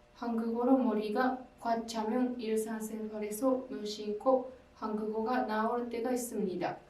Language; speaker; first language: Korean; non-native, learner; Japanese